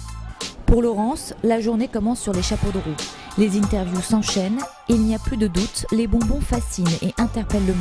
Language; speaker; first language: French; native; French